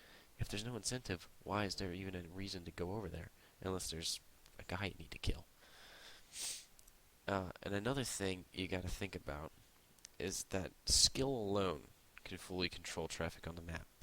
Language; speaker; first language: English; native; English